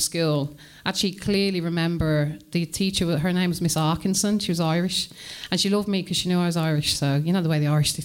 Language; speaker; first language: English; native; English